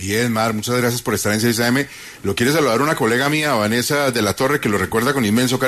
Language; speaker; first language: Spanish; native; Spanish